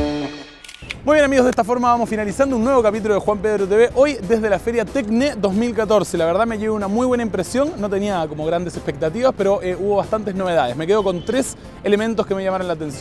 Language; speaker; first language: Spanish; native; Spanish